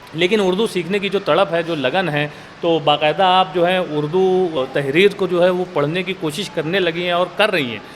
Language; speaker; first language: Urdu; native; Urdu